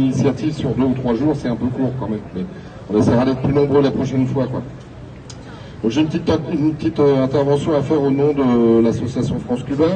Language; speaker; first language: French; native; French